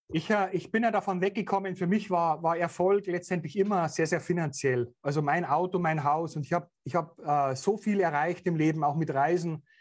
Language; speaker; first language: German; native; German